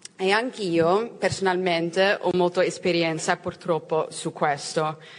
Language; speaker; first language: Italian; non-native, learner; Dutch